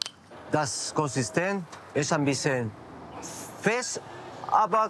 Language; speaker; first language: German; non-native, learner; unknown